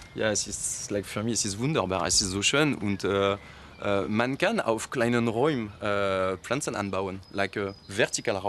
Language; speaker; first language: German; non-native, learner; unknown